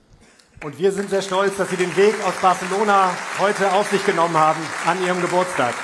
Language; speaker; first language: German; native; German